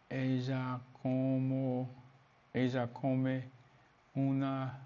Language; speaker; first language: Spanish; non-native, learner; English